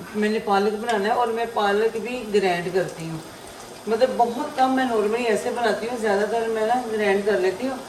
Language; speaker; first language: Urdu; non-native, local second language; Punjabi